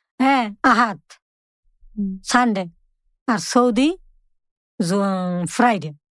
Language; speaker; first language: Arabic; non-native, learner; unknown